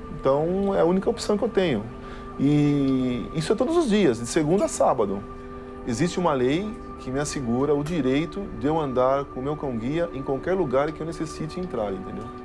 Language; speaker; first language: Portuguese; native; Portuguese